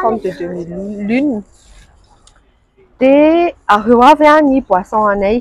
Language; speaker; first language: French; non-native, local second language; Malagasy